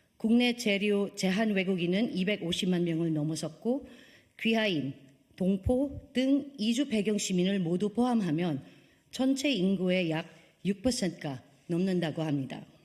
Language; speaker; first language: Korean; non-native, fluent; Filipino